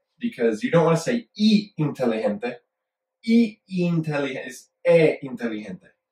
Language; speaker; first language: English; native; English